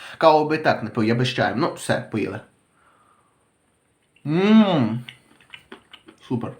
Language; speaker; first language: Ukrainian; native; Ukrainian